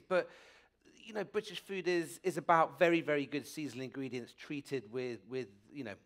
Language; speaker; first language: English; native; English